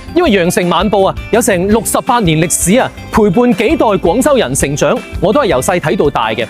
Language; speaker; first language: Cantonese; native; Cantonese